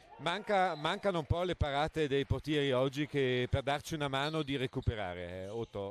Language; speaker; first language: Italian; native; Italian